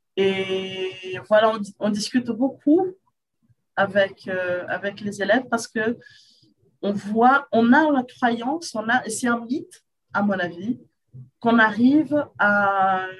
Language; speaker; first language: French; non-native, fluent; Portuguese